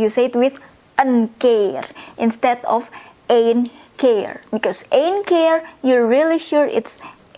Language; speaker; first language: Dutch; non-native, fluent; Indonesian